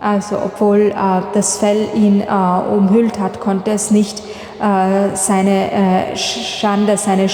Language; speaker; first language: German; non-native, fluent; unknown